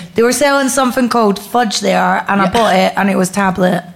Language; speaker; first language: English; native; English